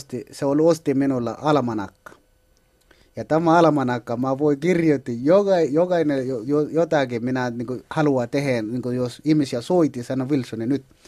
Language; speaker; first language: Finnish; non-native, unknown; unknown